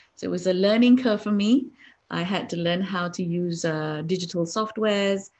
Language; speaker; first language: English; non-native, local second language; Malay